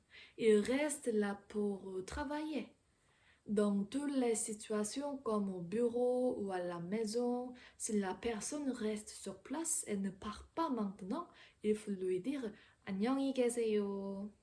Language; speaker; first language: French; non-native, fluent; Korean